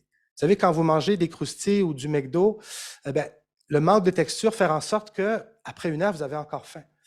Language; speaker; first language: French; native; French